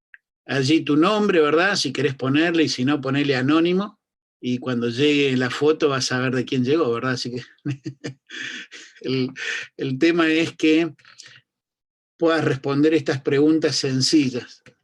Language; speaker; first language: Spanish; native; Spanish